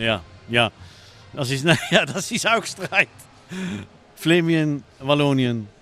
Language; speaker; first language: German; non-native, learner; Dutch